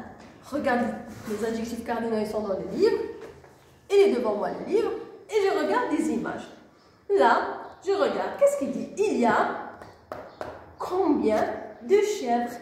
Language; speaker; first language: French; non-native, local second language; Arabic